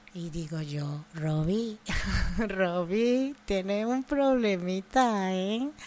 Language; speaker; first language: Spanish; non-native, fluent; Japanese